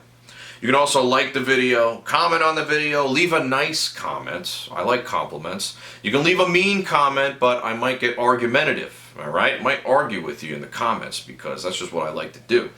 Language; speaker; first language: English; native; English